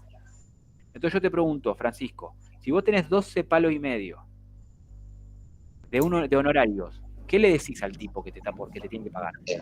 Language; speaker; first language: Spanish; native; Spanish